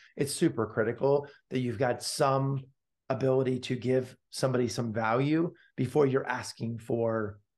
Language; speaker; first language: English; native; English